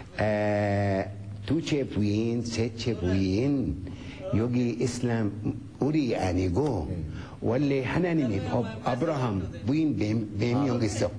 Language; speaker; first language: Korean; non-native, learner; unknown